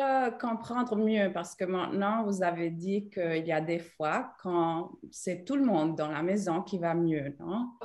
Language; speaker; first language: French; non-native, fluent; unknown